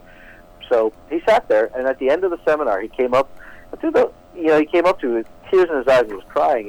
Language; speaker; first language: English; native; English